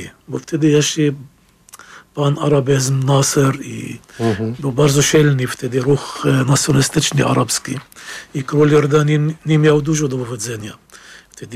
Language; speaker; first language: Polish; non-native, fluent; Arabic